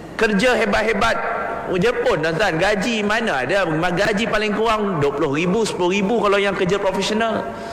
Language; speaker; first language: Malay; native; Malay